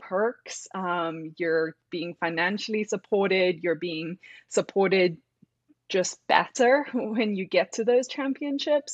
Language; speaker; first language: English; native; English